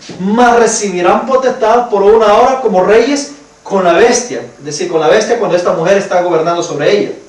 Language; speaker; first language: Spanish; native; Spanish